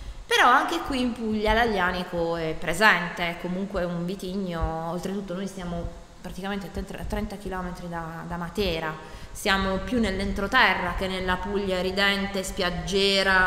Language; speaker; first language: Italian; native; Italian